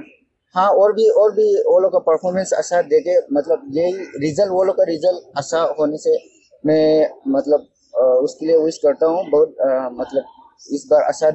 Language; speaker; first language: Hindi; non-native, local second language; Manipuri